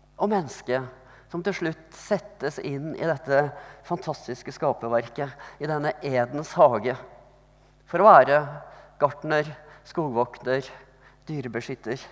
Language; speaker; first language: Norwegian; native; Norwegian